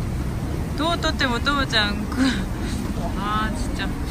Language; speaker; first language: Japanese; non-native, fluent; Korean